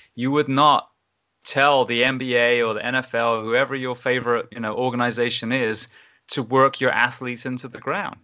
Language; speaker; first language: English; native; English